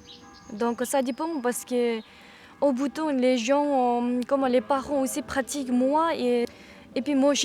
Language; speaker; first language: French; non-native, learner; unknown